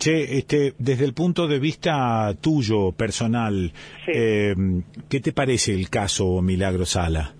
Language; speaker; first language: Spanish; native; Spanish